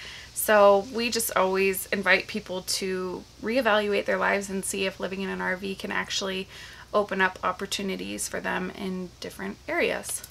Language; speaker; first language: English; native; English